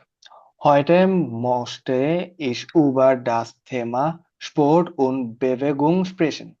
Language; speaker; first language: German; non-native, learner; Bangla